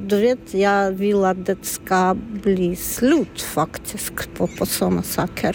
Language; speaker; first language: Swedish; non-native, learner; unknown